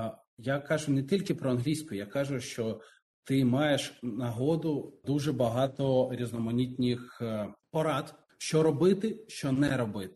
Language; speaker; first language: Ukrainian; non-native, local second language; Russian